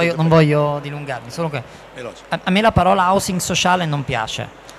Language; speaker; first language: Italian; native; Italian